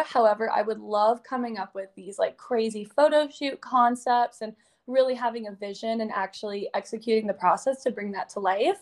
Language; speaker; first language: English; native; English